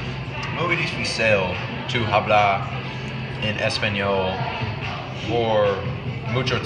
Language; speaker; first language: Spanish; non-native, learner; English